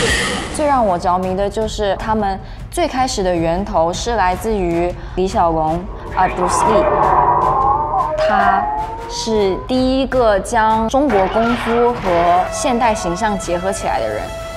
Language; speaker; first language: Chinese; native; Chinese